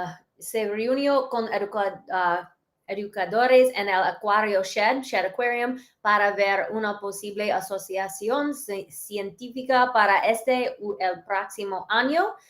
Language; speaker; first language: Spanish; early bilingual, heritage; English